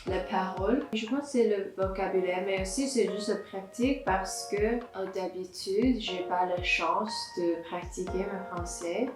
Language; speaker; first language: French; non-native, learner; English